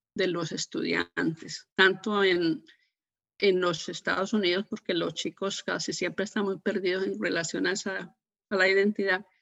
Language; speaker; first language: Spanish; native; Spanish